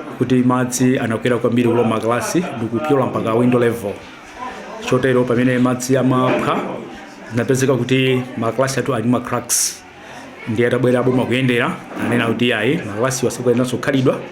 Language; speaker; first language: Nyanja; native; Nyanja